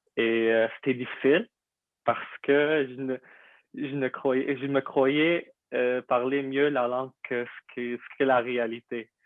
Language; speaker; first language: French; non-native, fluent; Arabic